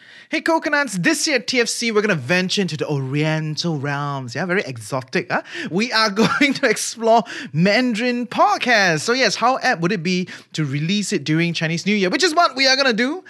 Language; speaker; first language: English; native; English